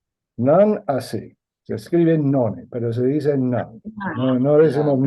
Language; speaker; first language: Spanish; non-native, fluent; English